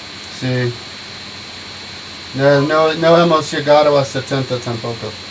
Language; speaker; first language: Spanish; non-native, learner; English